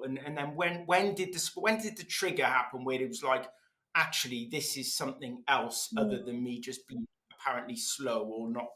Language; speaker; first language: English; non-native, local second language; Welsh